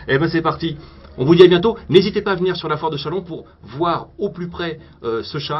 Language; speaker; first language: French; native; French